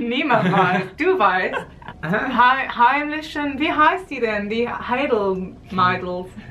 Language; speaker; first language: German; non-native, learner; English